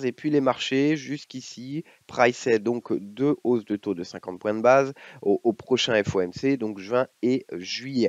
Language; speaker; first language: French; native; French